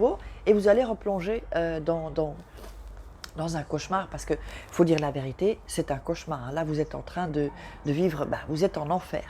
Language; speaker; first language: French; native; French